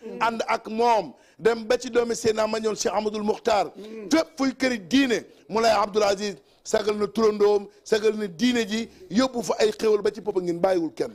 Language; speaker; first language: Wolof; native; Wolof